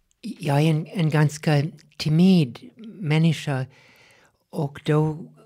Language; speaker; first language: Swedish; non-native, fluent; English